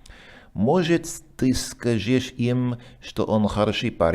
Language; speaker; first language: Russian; non-native, fluent; English